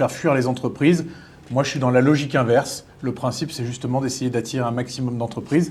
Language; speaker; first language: French; native; French